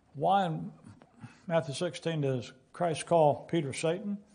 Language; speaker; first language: English; native; English